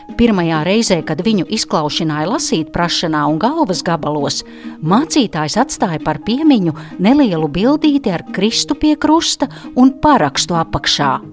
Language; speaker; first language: Latvian; native; Latvian